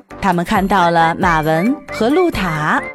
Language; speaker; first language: Chinese; native; Chinese